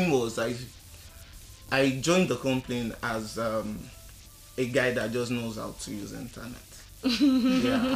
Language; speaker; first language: English; non-native, local second language; Yoruba